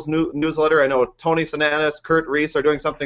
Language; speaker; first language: English; native; English